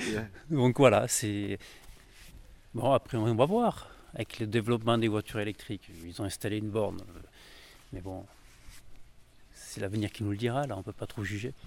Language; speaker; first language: French; native; French